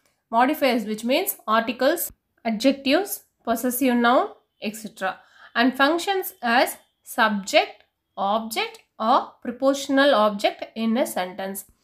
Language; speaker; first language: English; non-native, local second language; Tamil